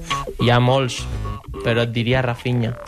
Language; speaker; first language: Catalan; non-native, local second language; Spanish